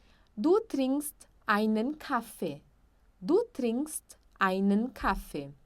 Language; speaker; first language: German; non-native, fluent; Portuguese